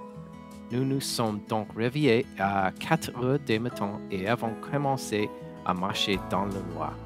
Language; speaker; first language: French; non-native, learner; English